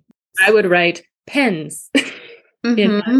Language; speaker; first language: English; native; English